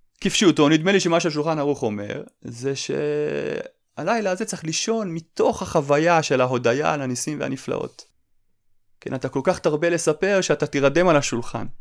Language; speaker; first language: Hebrew; native; Hebrew